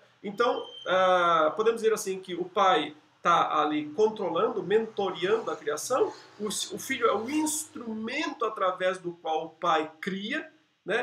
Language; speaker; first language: Portuguese; native; Portuguese